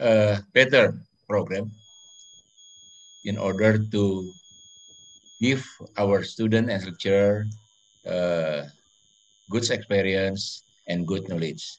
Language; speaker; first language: English; non-native, fluent; Indonesian